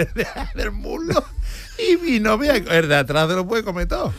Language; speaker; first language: Spanish; native; Spanish